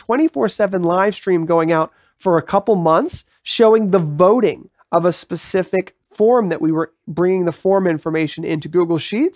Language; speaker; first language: English; native; English